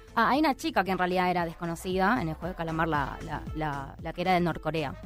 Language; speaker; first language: Spanish; native; Spanish